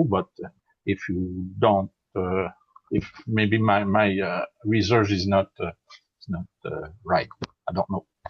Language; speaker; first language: English; non-native, learner; French